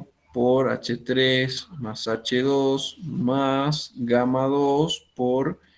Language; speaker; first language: Spanish; native; Spanish